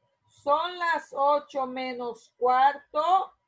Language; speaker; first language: Spanish; non-native, learner; Portuguese